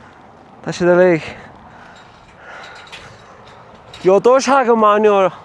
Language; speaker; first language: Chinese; non-native, learner; Turkish